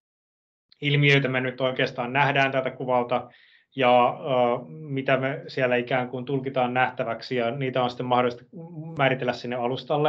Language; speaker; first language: Finnish; native; Finnish